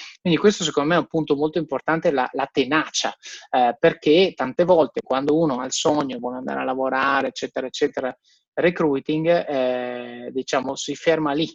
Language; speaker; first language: Italian; native; Italian